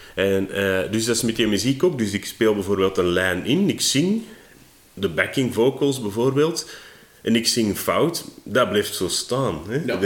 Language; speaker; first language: Dutch; native; Dutch